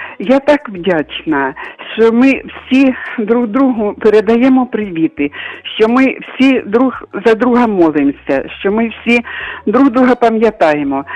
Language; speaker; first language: Ukrainian; non-native, local second language; Russian